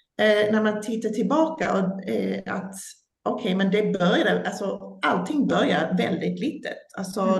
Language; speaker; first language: Swedish; non-native, fluent; English